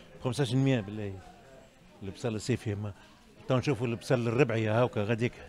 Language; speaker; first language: Arabic; native; Arabic